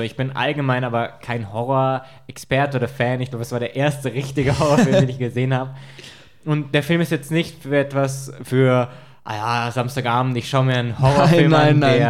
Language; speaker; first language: German; native; German